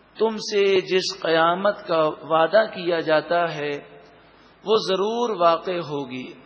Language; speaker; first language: Urdu; native; Urdu